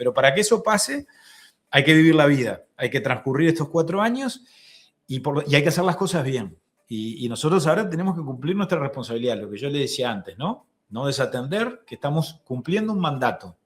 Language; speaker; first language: Spanish; native; Spanish